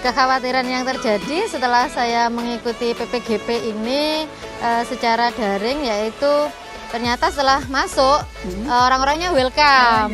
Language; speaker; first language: Indonesian; native; Indonesian